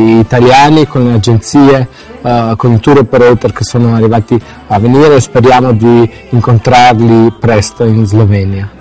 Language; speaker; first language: Italian; non-native, fluent; Slovenian